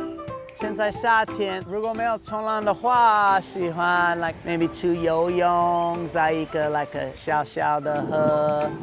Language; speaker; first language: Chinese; non-native, learner; English